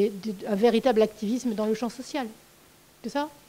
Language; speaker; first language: French; native; French